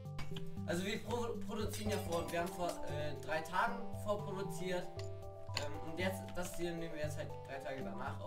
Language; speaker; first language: German; native; German